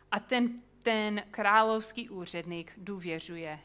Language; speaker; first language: Czech; non-native, fluent; English